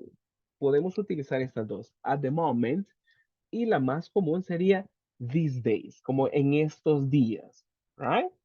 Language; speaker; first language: Spanish; native; Spanish